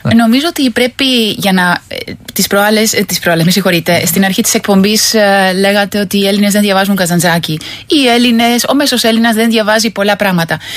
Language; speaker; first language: Greek; non-native, fluent; Spanish